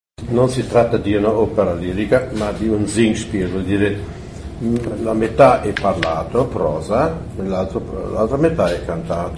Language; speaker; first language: Italian; non-native, fluent; German